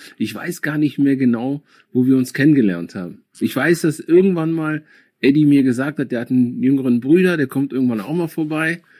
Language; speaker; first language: German; early bilingual, other home language; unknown